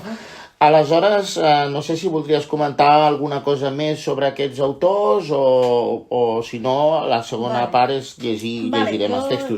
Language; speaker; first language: Catalan; native; Catalan